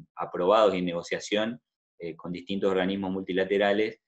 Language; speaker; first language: Spanish; native; Spanish